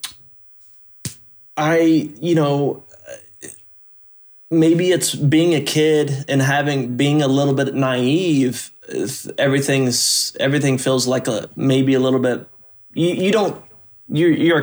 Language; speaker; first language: English; native; English